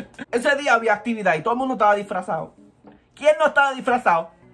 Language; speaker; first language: Spanish; early bilingual, heritage; Spanish